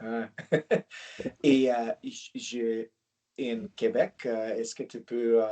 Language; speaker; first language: French; non-native, learner; English